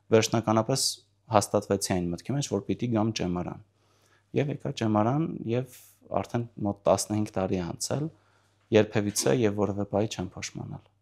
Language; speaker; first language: Armenian; early bilingual, heritage; Armenian